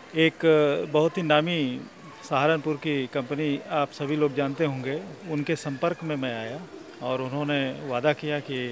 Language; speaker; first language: Hindi; native; Hindi